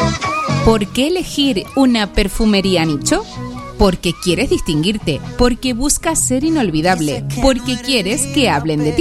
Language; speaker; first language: Spanish; native; Spanish